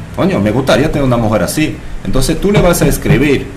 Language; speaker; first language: Spanish; non-native, fluent; French